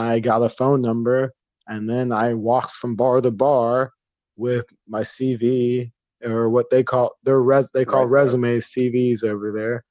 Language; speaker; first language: English; native; English